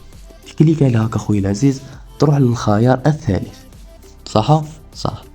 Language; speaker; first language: Arabic; native; Arabic